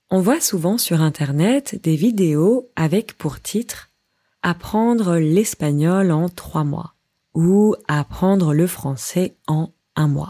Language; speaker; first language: French; native; French